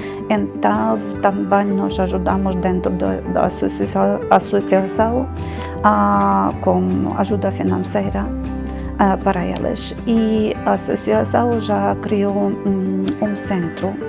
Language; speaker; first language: Portuguese; non-native, fluent; Ukrainian